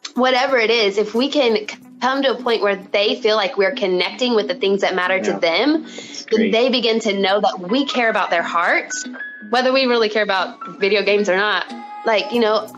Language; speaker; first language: English; native; English